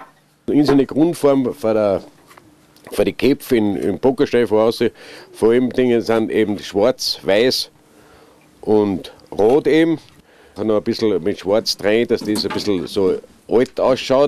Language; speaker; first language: German; native; German